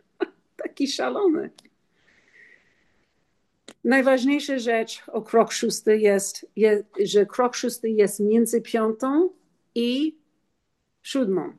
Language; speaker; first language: Polish; non-native, learner; English